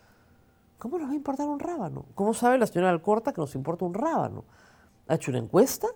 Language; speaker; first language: Spanish; native; Spanish